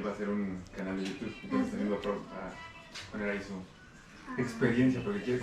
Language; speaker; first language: Spanish; native; Spanish